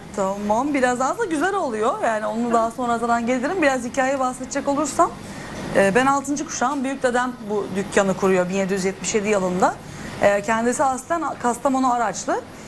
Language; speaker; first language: Turkish; native; Turkish